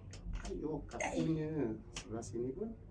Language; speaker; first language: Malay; non-native, local second language; Cantonese